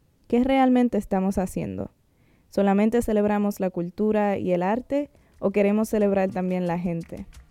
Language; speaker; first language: Spanish; native; Spanish